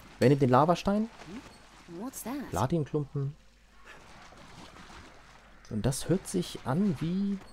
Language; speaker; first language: German; native; German